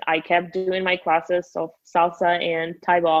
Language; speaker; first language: English; non-native, fluent; Russian